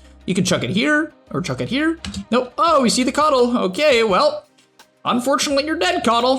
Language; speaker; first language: English; native; English